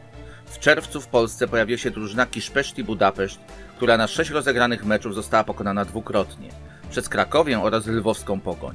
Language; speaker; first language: Polish; native; Polish